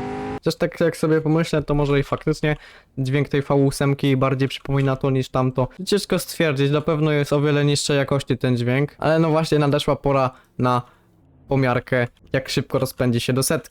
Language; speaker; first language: Polish; native; Polish